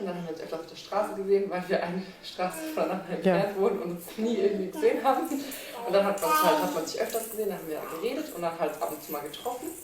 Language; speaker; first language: German; native; German